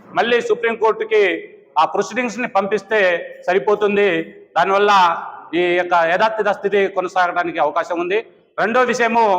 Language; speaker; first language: Telugu; non-native, local second language; Lambadi